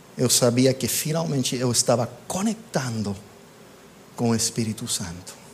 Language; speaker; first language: Portuguese; non-native, fluent; English